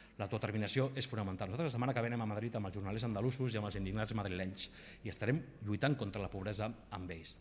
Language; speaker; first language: Catalan; non-native, local second language; Spanish